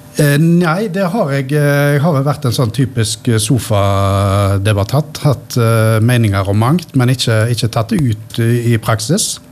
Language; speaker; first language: Norwegian; native; Norwegian